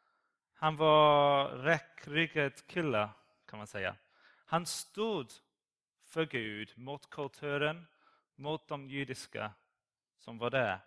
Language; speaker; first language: Swedish; non-native, learner; English